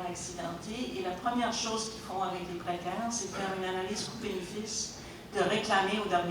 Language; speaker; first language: French; native; French